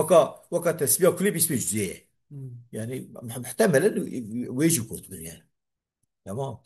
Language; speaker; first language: Arabic; non-native, learner; Kurdish